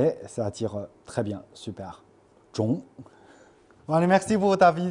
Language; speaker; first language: French; non-native, fluent; Chinese